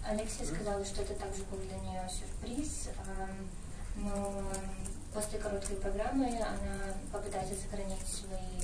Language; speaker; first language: Russian; native; Russian